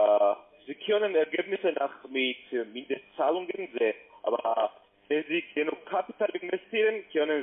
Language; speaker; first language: German; non-native, learner; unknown